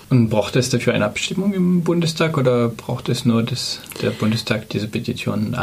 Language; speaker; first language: German; native; German